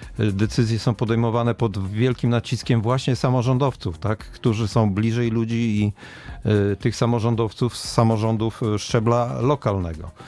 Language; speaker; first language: Polish; native; Polish